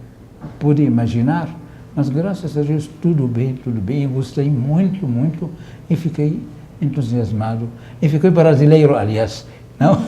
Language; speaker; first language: Portuguese; non-native, fluent; Arabic